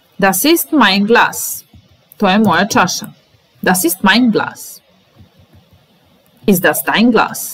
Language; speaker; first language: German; non-native, fluent; Serbian